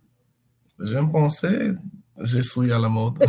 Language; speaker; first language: French; non-native, learner; English